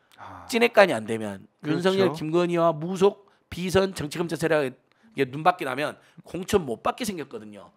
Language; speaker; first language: Korean; native; Korean